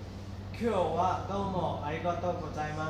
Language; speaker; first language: Japanese; non-native, learner; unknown